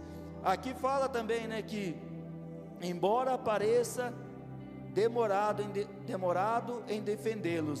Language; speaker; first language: Portuguese; native; Portuguese